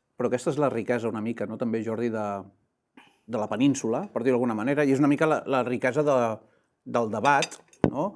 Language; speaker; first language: Catalan; non-native, local second language; Spanish